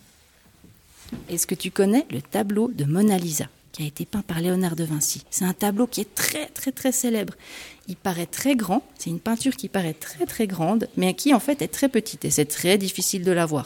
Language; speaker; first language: French; native; French